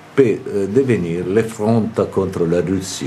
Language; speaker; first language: French; non-native, fluent; Italian